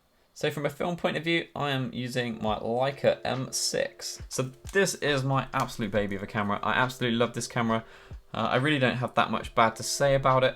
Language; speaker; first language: English; native; English